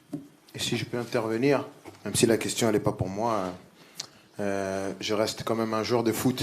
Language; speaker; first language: French; native; French